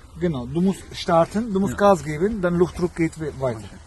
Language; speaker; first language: German; non-native, fluent; Turkish